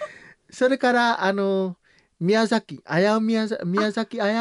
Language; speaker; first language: Japanese; non-native, learner; Samoan